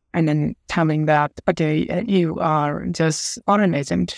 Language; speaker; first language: English; non-native, local second language; Nepali